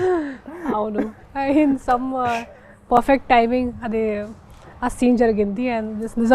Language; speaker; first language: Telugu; non-native, learner; Hindi